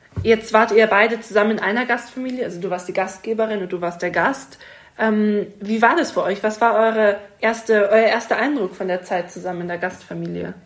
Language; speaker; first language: German; native; German